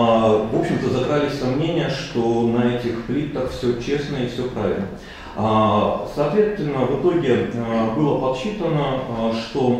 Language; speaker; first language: Russian; native; Russian